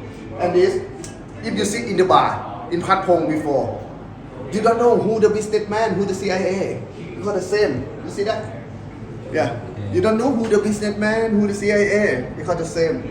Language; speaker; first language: English; non-native, learner; Thai